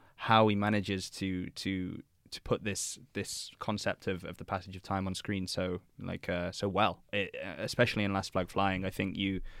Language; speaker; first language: English; native; English